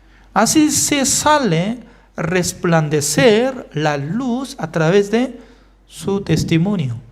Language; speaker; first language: Spanish; non-native, fluent; Korean